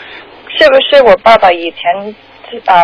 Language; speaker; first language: Chinese; early bilingual, heritage; Chinese